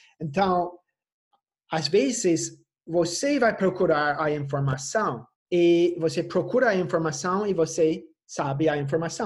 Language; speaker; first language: Portuguese; non-native, fluent; English